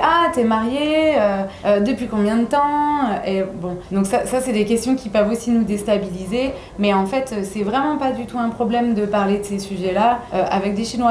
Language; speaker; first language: French; native; French